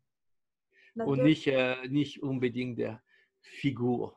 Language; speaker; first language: German; non-native, fluent; French